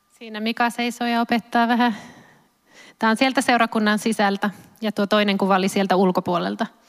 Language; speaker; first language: Finnish; early bilingual, heritage; Finnish